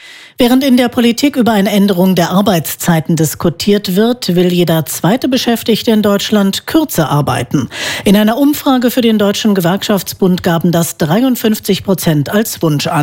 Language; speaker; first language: German; native; German